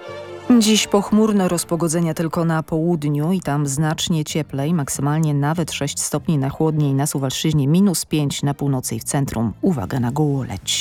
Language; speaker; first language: Polish; native; Polish